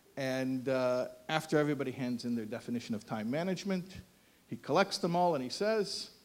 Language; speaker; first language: English; native; English